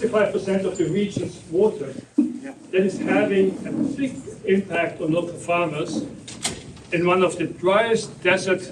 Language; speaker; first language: English; non-native, fluent; German